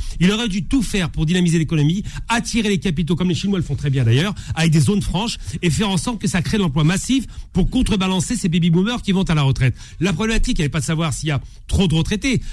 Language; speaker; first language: French; native; French